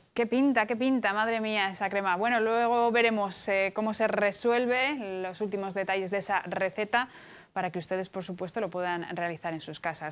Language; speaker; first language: Spanish; native; Spanish